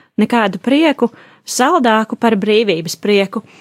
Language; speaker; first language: Latvian; native; Latvian